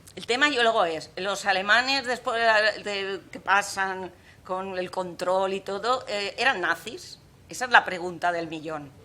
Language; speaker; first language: Spanish; non-native, local second language; Catalan